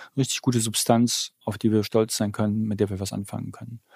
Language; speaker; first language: German; early bilingual, other home language; Polish